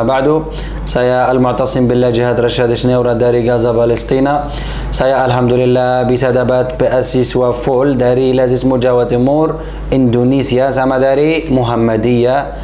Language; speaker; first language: Indonesian; non-native, learner; Arabic